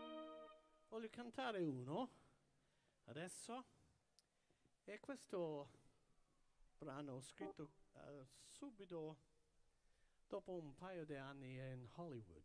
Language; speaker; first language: Italian; early bilingual, heritage; English